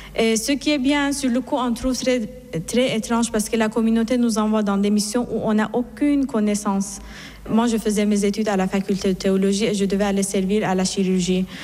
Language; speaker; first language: French; non-native, fluent; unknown